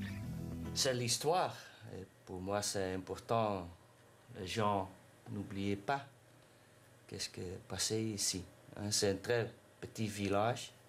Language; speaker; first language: French; non-native, learner; Dutch